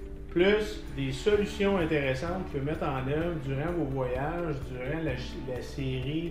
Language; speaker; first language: French; native; French